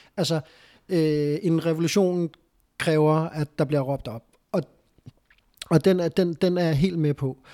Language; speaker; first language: Danish; early bilingual, other home language; Spanish